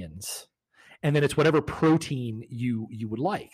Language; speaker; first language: English; native; English